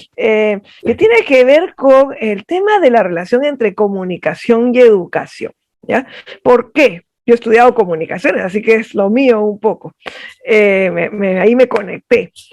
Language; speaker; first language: Spanish; native; Spanish